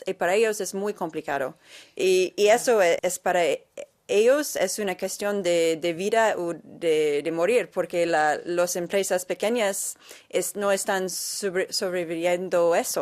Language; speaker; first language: Spanish; non-native, fluent; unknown